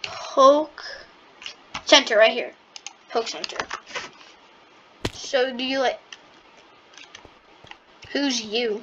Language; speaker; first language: English; native; English